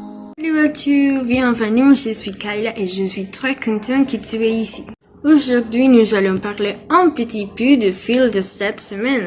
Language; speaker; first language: French; non-native, learner; Spanish